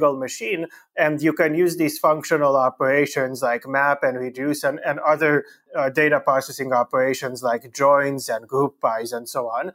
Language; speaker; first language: English; native; English